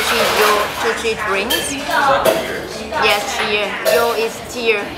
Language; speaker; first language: English; non-native, learner; Vietnamese